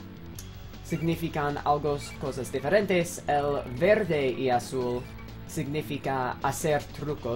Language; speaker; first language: Spanish; non-native, learner; English